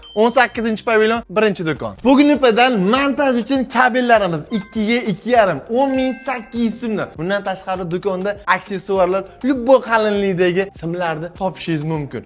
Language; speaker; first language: Uzbek; native; Uzbek